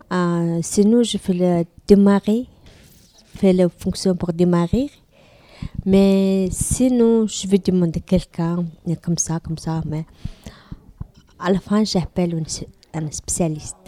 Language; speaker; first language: French; non-native, learner; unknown